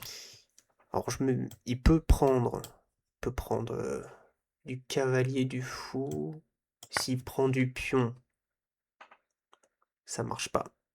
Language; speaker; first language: French; native; French